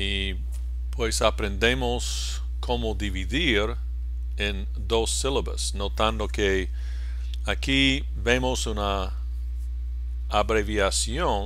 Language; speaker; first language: Spanish; non-native, fluent; English